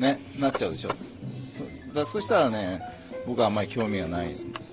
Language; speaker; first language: Japanese; native; Japanese